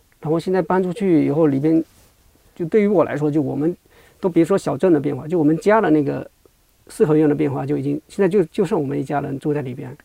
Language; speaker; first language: Chinese; native; Chinese